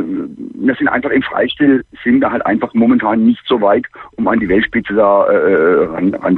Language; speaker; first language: German; native; German